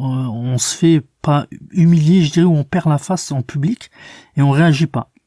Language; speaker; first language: French; native; French